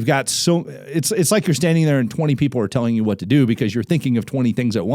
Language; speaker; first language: English; native; English